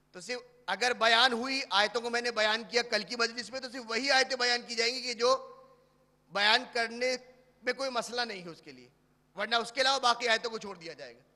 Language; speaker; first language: Urdu; native; Urdu